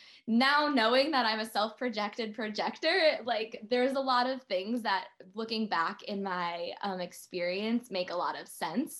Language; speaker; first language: English; native; English